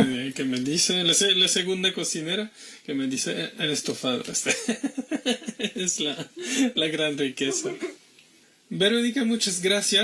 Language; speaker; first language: Spanish; non-native, fluent; French